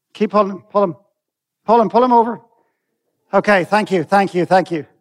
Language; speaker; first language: English; native; English